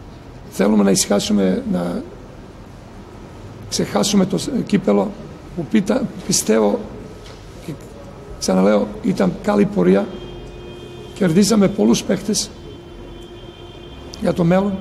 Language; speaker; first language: Greek; non-native, fluent; Serbian